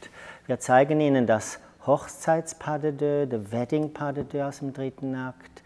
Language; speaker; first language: German; native; German